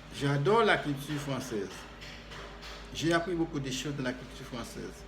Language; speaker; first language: French; non-native, fluent; Spanish